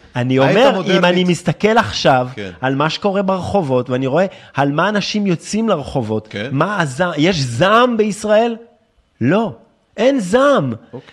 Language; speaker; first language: Hebrew; non-native, fluent; French